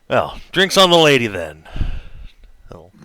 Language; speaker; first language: English; native; English